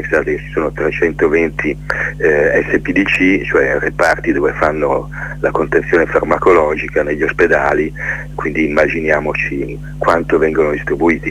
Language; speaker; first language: Italian; native; Italian